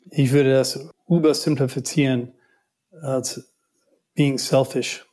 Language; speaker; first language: German; non-native, learner; English